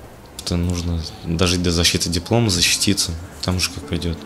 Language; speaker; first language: Russian; native; Russian